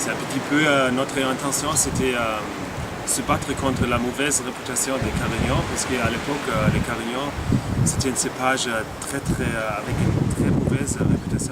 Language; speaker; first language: French; non-native, fluent; German